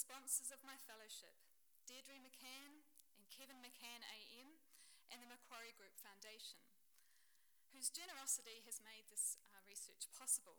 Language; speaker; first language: English; native; English